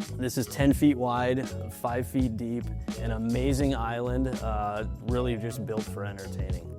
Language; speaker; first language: English; native; English